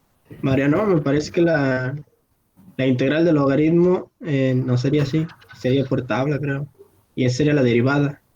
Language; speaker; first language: Spanish; native; Spanish